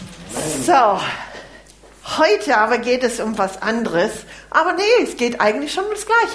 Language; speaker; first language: German; non-native, fluent; English